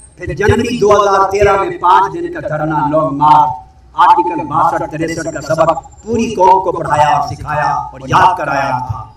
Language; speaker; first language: Urdu; non-native, local second language; Punjabi